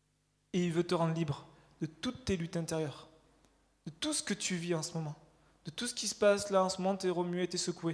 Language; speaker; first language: French; native; French